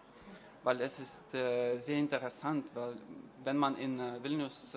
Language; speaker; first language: German; non-native, learner; Lithuanian